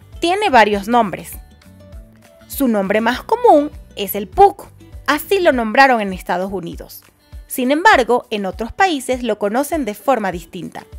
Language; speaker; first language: Spanish; native; Spanish